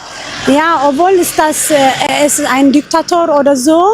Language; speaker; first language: German; non-native, learner; Tigrinya